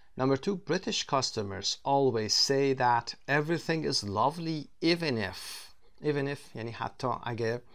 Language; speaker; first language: English; non-native, fluent; Persian